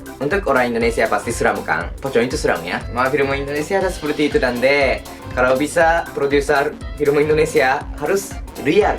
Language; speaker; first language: Indonesian; non-native, learner; Japanese